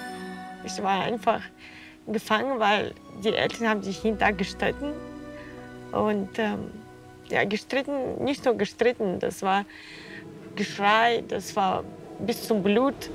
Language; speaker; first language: German; non-native, fluent; Russian